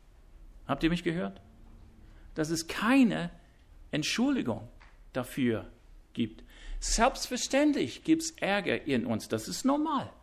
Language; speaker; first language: German; non-native, fluent; English